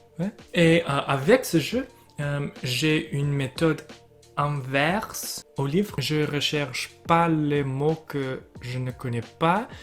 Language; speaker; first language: French; non-native, learner; English